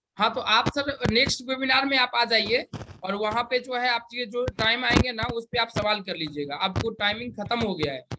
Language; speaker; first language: Hindi; native; Hindi